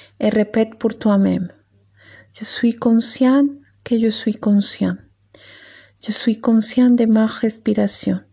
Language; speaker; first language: French; non-native, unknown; Spanish